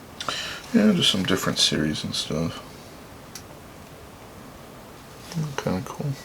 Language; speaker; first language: English; native; English